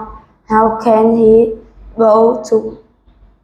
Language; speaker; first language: English; non-native, learner; Vietnamese